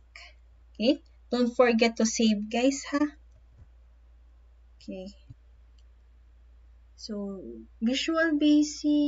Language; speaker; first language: English; non-native, local second language; Filipino